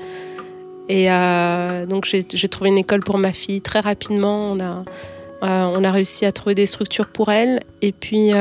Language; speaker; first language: French; native; French